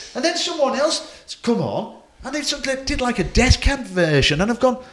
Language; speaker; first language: English; native; English